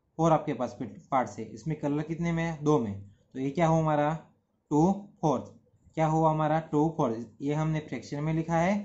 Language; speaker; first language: Hindi; non-native, local second language; Gujarati